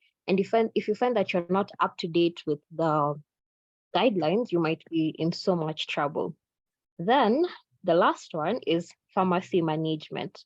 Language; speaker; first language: English; non-native, local second language; Swahili